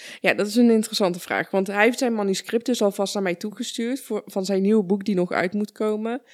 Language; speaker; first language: Dutch; early bilingual, other home language; Persian